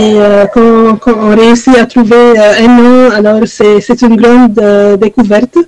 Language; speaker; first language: French; non-native, fluent; Arabic